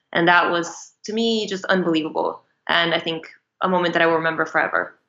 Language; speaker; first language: English; non-native, fluent; Portuguese